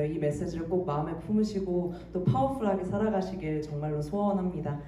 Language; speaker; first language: Korean; native; Korean